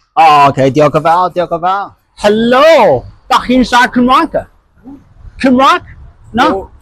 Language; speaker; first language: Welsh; non-native, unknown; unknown